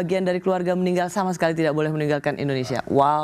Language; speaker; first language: Indonesian; native; Indonesian